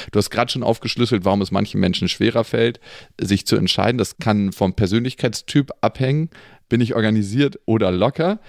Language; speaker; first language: German; native; German